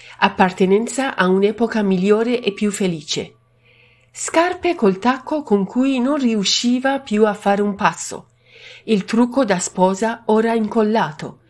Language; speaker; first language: Italian; non-native, fluent; Persian